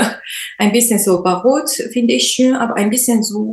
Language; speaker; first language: German; non-native, learner; Japanese